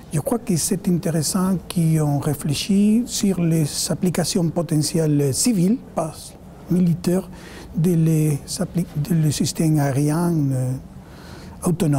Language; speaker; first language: French; non-native, fluent; Spanish